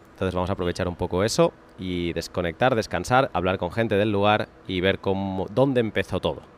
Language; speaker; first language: Spanish; native; Spanish